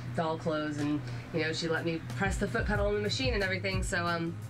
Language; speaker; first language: English; native; English